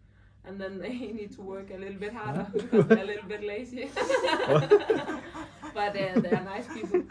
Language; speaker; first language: English; non-native, fluent; Danish